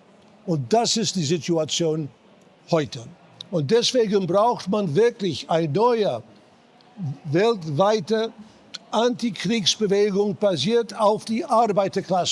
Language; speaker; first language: German; non-native, fluent; English